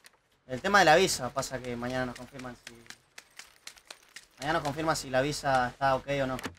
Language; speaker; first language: Spanish; native; Spanish